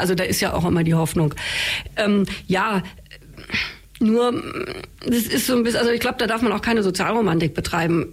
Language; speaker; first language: German; native; German